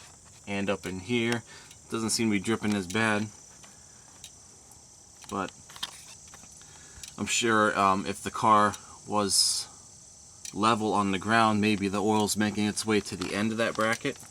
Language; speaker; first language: English; native; English